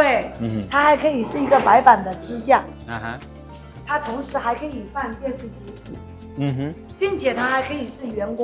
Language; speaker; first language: Chinese; native; Chinese